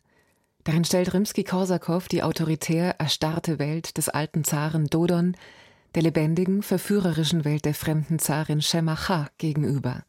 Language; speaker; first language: German; native; German